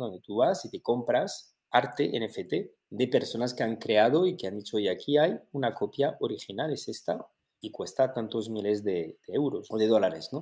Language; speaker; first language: Spanish; native; Spanish